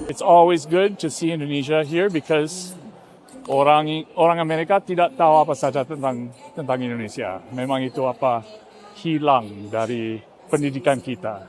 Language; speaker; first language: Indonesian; non-native, fluent; English